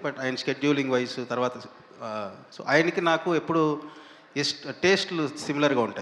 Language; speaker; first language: Telugu; native; Telugu